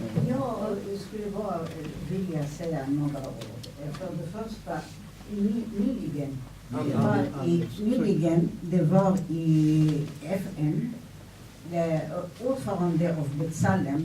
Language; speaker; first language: Swedish; non-native, fluent; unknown